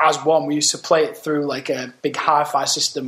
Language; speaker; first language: English; native; English